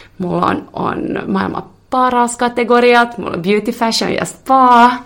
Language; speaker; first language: Finnish; non-native, local second language; Swedish